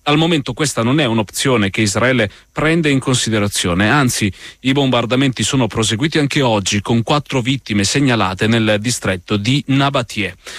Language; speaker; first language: Italian; native; Italian